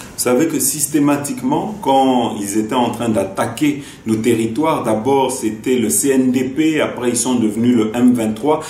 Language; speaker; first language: French; non-native, local second language; Lingala